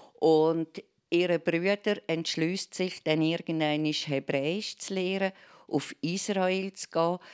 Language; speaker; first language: German; native; German